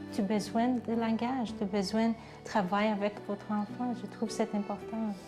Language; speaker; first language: French; non-native, learner; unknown